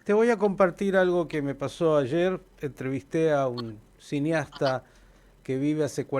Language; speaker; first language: Spanish; native; Spanish